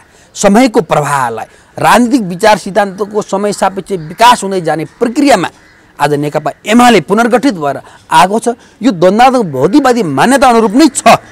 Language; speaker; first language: Nepali; native; Nepali